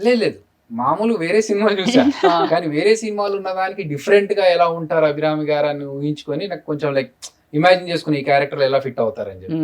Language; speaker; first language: Telugu; native; Telugu